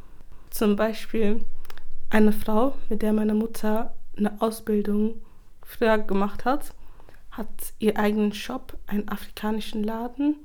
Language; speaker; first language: German; early bilingual, other home language; English